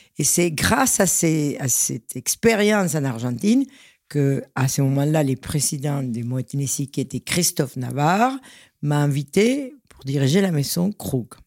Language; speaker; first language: French; non-native, fluent; Spanish